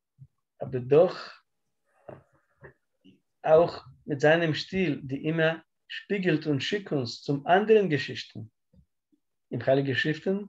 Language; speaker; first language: German; non-native, learner; Russian